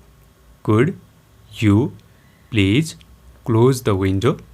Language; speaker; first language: English; non-native, local second language; Nepali